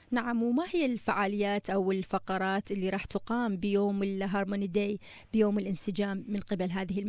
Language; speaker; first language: Arabic; native; Arabic